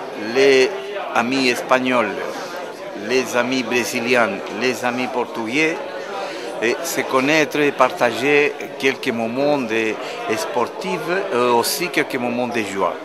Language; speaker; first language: French; non-native, fluent; Spanish